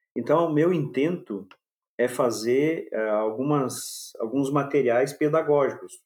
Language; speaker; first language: Portuguese; native; Portuguese